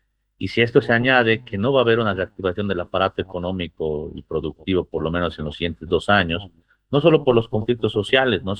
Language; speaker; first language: Spanish; native; Spanish